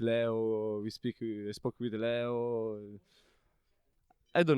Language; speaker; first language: English; non-native, learner; Italian